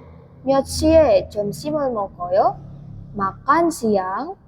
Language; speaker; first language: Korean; non-native, fluent; Indonesian